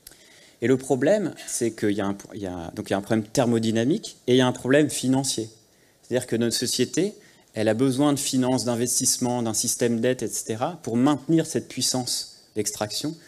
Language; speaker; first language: French; native; French